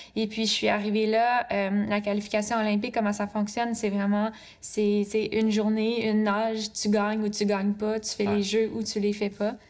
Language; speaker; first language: French; native; French